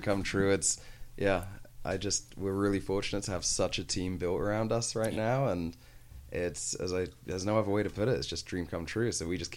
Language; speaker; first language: English; native; English